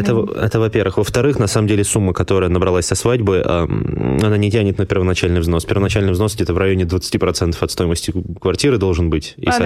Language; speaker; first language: Russian; native; Russian